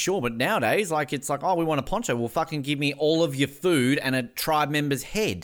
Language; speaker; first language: English; native; English